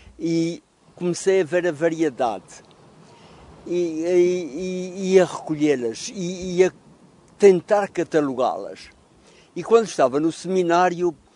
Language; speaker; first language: Portuguese; native; Portuguese